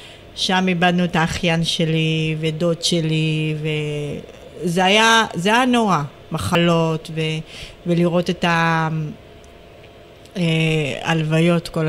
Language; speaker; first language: Hebrew; early bilingual, other home language; Amharic